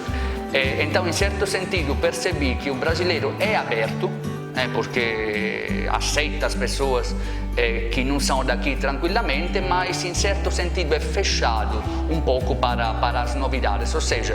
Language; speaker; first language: Portuguese; non-native, fluent; Italian